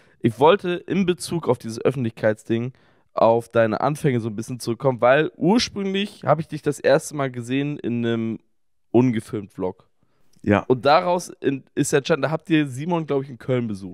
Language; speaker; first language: German; native; German